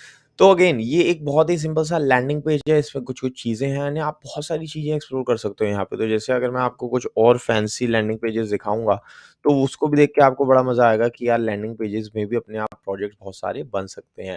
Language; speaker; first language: Hindi; native; Hindi